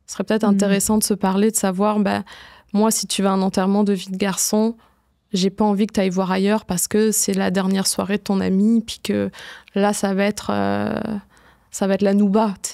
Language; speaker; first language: French; native; French